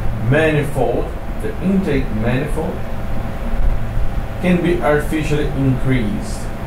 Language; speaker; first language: English; non-native, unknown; Portuguese